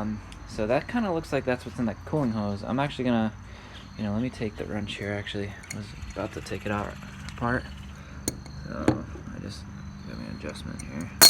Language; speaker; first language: English; native; English